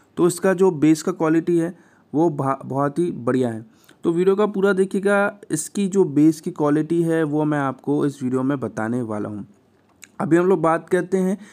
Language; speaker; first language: Hindi; native; Hindi